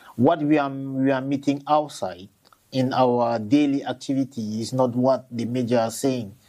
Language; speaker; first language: English; non-native, local second language; French